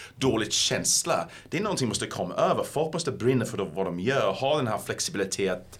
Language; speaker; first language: Swedish; non-native, fluent; English